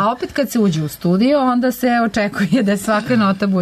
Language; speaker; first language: Serbian; native; Serbian